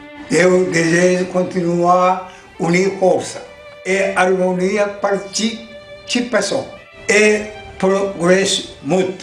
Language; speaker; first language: Portuguese; non-native, learner; Japanese